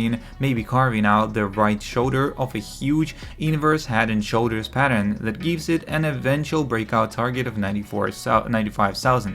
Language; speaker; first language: English; non-native, fluent; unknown